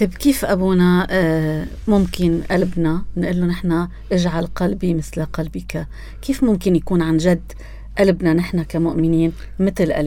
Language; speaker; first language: Arabic; native; Arabic